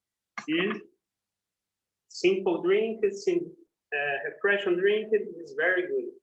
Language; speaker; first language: English; non-native, learner; Portuguese